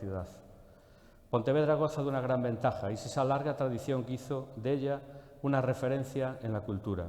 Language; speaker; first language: Spanish; native; Spanish